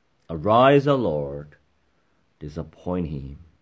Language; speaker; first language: English; non-native, learner; Korean